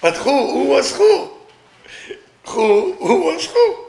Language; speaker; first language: English; non-native, fluent; Hebrew